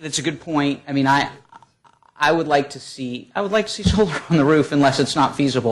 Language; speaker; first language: English; native; English